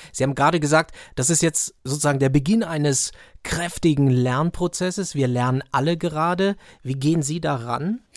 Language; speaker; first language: German; native; German